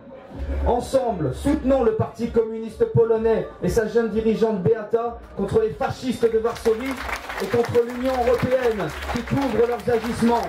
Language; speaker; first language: French; native; French